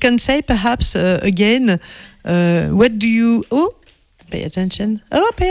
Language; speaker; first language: English; non-native, fluent; French